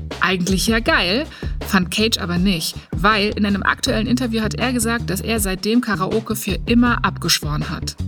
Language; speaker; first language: German; native; German